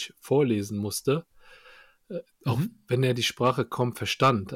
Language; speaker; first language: German; early bilingual, other home language; Korean